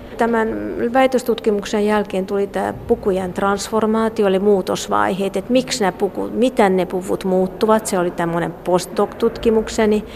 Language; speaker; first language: Finnish; non-native, fluent; Hungarian